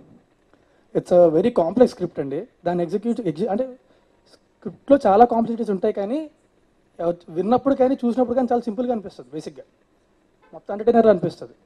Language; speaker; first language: Telugu; native; Telugu